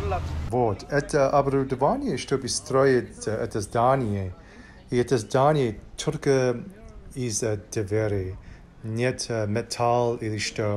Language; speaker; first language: Russian; non-native, learner; English